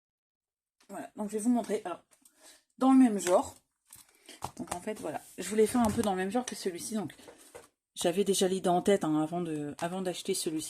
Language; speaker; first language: French; native; French